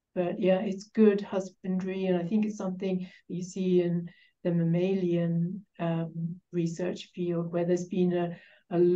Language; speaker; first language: English; native; English